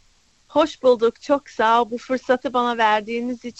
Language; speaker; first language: Turkish; early bilingual, other home language; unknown